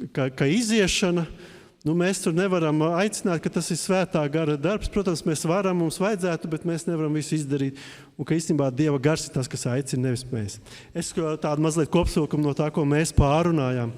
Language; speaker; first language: Latvian; native; Latvian